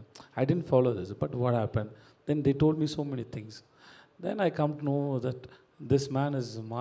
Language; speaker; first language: Telugu; non-native, learner; Tamil